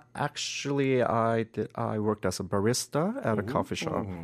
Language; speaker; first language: English; non-native, fluent; Korean